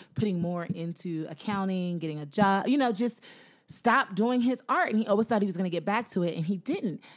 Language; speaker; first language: English; native; English